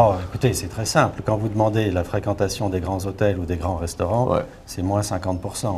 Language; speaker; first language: French; native; French